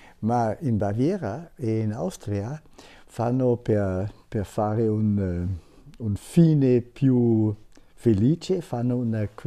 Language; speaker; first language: Italian; non-native, fluent; German